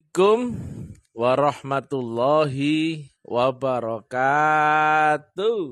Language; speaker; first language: Indonesian; non-native, local second language; Javanese